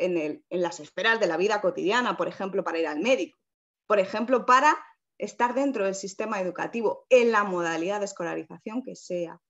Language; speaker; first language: Spanish; native; Spanish